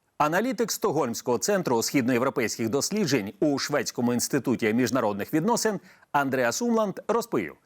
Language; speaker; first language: Ukrainian; native; Ukrainian